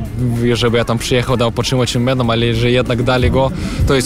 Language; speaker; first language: Polish; non-native, learner; Russian